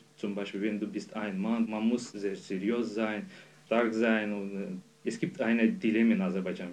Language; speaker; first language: German; non-native, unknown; Azerbaijani